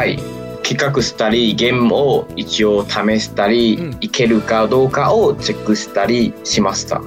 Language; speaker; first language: Japanese; non-native, fluent; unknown